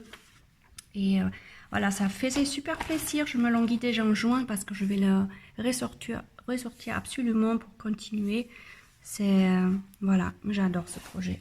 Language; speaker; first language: French; non-native, learner; German